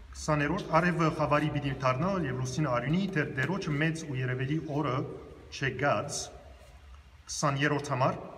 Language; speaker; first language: Armenian; early bilingual, heritage; Armenian